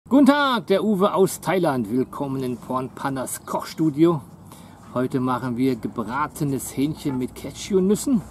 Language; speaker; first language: German; native; German